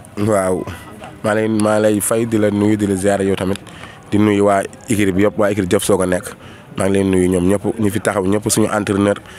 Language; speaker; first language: Wolof; non-native, local second language; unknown